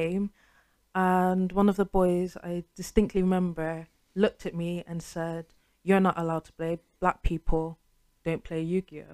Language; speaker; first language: English; native; English